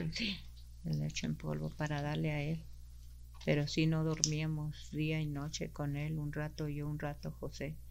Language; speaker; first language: Spanish; non-native, local second language; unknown